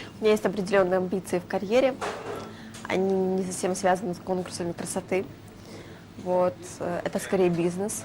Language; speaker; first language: Russian; native; Russian